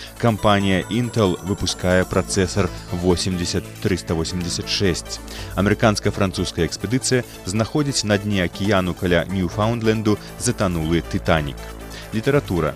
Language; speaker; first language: Belarusian; native; Belarusian